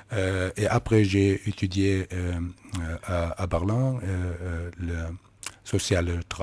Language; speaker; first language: French; non-native, learner; Kurdish